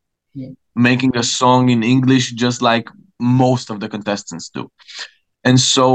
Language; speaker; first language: English; non-native, fluent; Romanian